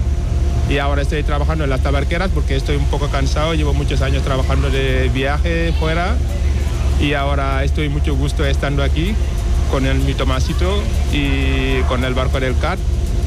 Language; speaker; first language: Spanish; non-native, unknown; Wolof